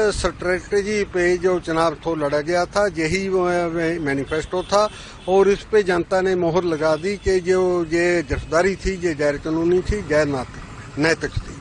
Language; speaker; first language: Hindi; non-native, local second language; Punjabi